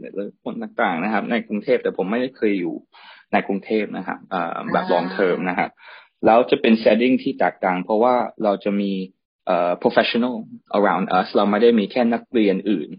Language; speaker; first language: Thai; early bilingual, heritage; Thai